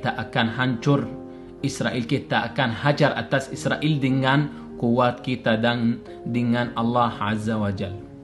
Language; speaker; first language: Indonesian; non-native, learner; Arabic